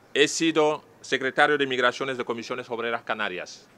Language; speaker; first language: Spanish; non-native, fluent; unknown